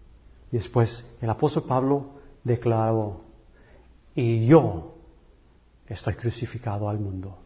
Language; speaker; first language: Spanish; early bilingual, heritage; English